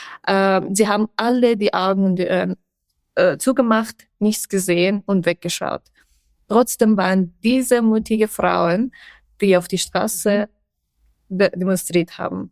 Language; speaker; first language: German; non-native, fluent; Persian